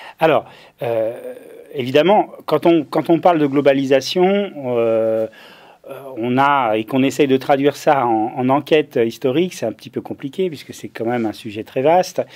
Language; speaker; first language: French; native; French